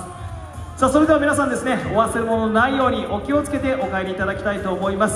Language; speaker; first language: Japanese; native; Japanese